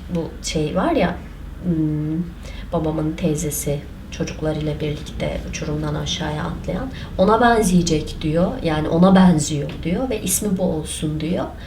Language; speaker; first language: Turkish; non-native, local second language; Kurdish